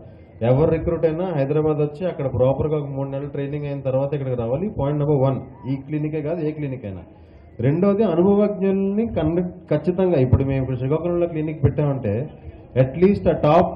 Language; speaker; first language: Telugu; native; Telugu